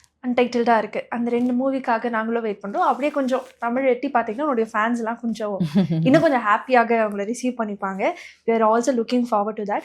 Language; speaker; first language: Tamil; native; Tamil